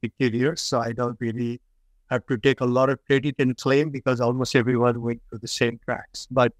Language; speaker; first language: English; non-native, local second language; Nepali